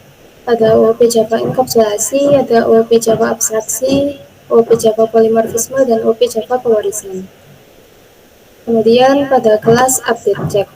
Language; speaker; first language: Indonesian; native; Indonesian